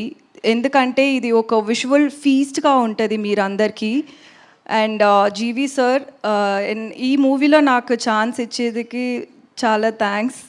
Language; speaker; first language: Telugu; non-native, learner; Tamil